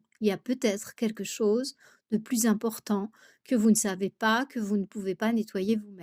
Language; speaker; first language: French; native; French